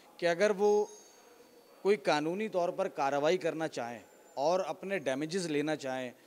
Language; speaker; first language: Urdu; native; Urdu